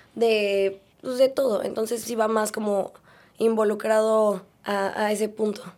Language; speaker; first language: Spanish; native; Spanish